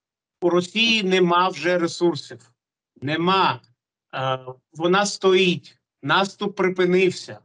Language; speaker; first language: Ukrainian; non-native, local second language; Russian